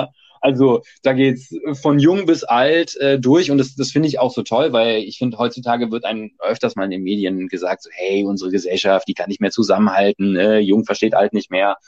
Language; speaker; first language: German; native; German